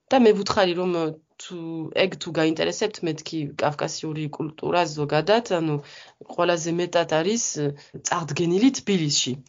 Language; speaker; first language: Georgian; non-native, fluent; French